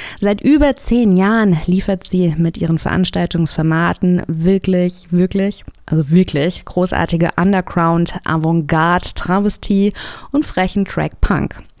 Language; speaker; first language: German; native; German